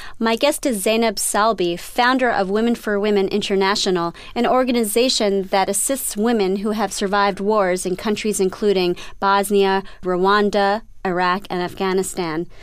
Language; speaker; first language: English; native; English